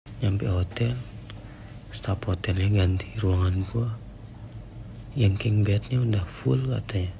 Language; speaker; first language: Indonesian; native; Indonesian